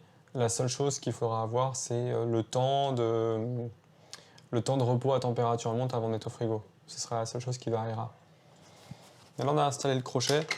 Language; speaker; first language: French; native; French